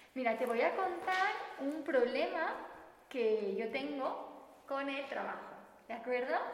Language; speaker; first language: Spanish; native; Spanish